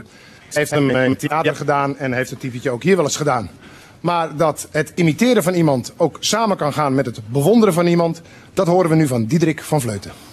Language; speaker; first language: Dutch; native; Dutch